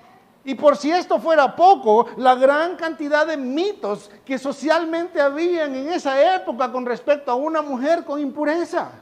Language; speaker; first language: Spanish; native; Spanish